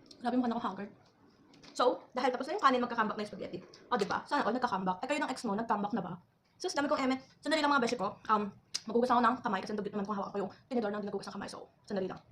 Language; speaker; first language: Filipino; native; Filipino